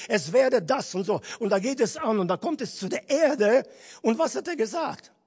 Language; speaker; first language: German; non-native, fluent; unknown